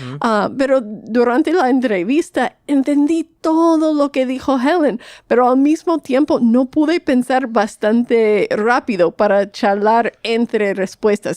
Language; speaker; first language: Spanish; non-native, fluent; English